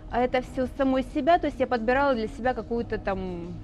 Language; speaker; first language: Russian; native; Russian